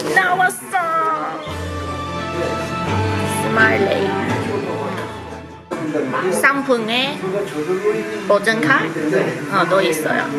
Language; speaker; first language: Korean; non-native, learner; Chinese